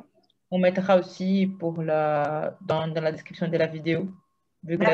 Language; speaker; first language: French; non-native, fluent; Portuguese